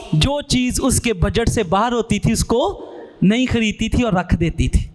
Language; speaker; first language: Urdu; non-native, local second language; Punjabi